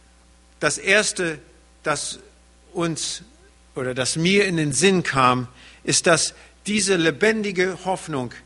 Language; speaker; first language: German; early bilingual, heritage; German